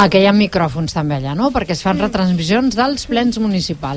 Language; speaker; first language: Catalan; native; Catalan